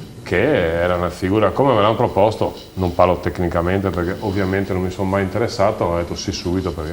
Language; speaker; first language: Italian; native; Italian